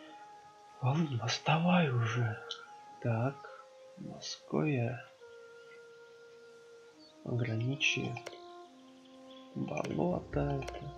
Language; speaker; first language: Russian; native; Russian